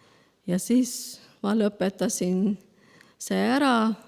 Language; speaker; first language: Estonian; non-native, learner; Spanish